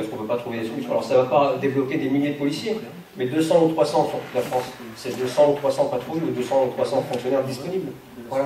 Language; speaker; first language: French; native; French